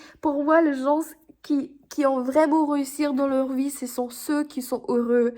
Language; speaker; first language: French; non-native, fluent; German